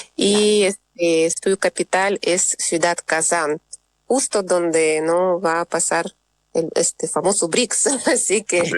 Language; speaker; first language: Spanish; non-native, fluent; Russian